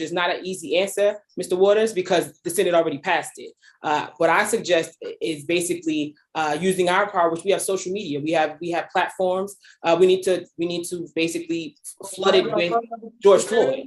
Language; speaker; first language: English; native; English